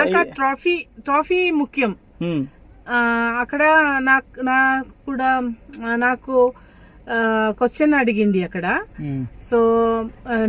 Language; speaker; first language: Telugu; non-native, learner; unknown